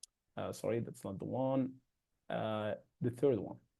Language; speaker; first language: English; non-native, fluent; Arabic